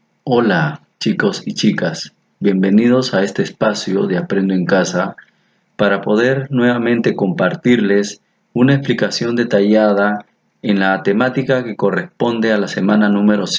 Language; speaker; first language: Spanish; native; Spanish